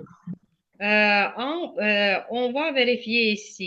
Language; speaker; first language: French; non-native, fluent; Ukrainian